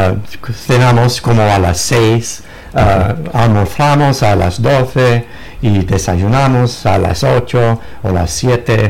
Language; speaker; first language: Spanish; non-native, fluent; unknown